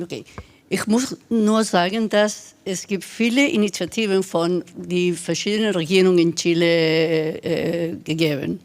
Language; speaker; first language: German; non-native, fluent; Spanish